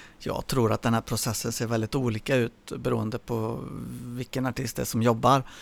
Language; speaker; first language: Swedish; early bilingual, other home language; Spanish